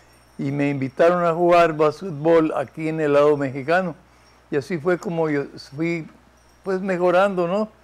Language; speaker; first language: Spanish; early bilingual, heritage; Spanish